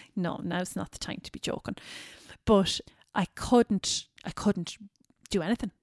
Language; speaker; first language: English; native; English